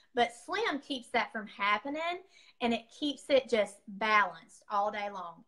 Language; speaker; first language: English; native; English